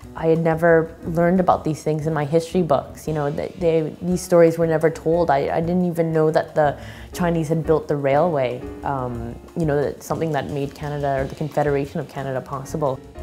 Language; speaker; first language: English; native; English